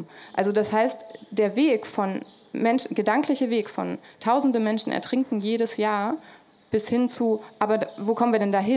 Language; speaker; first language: German; native; German